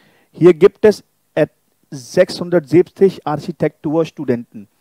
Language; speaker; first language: German; non-native, fluent; Hindi